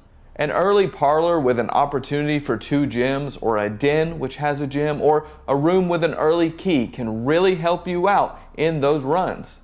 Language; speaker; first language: English; native; English